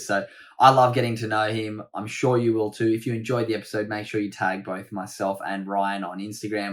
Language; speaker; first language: English; native; English